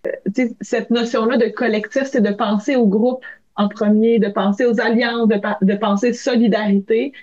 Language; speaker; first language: French; native; French